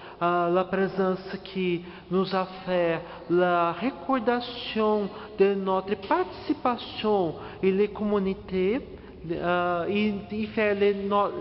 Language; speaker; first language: French; non-native, learner; Portuguese